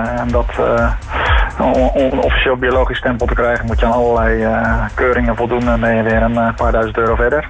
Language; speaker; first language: Dutch; native; Dutch